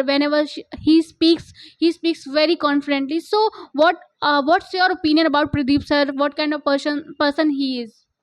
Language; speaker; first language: English; non-native, local second language; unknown